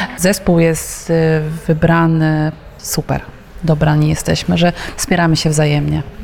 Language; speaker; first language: Polish; native; Polish